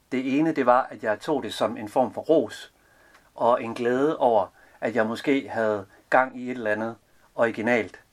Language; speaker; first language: Danish; early bilingual, other home language; Serbian